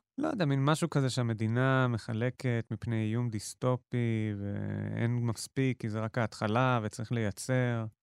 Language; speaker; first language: Hebrew; native; Hebrew